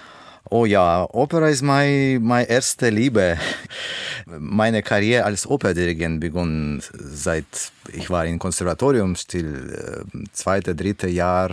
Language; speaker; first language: German; non-native, learner; Russian